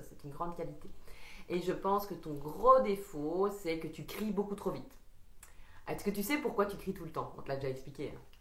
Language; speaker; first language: French; native; French